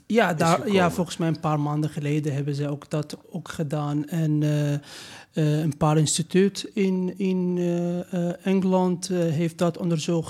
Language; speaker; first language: Dutch; non-native, fluent; Persian